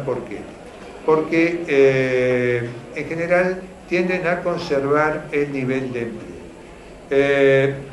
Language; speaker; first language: Spanish; native; Spanish